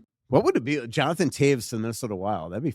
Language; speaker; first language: English; native; English